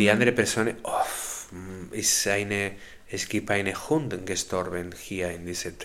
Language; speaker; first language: German; non-native, learner; Spanish